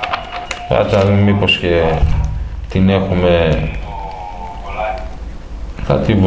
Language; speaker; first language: Greek; native; Greek